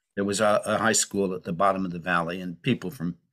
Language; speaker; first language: English; native; English